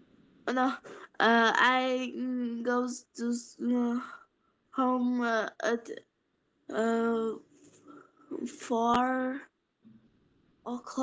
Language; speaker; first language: English; non-native, learner; Polish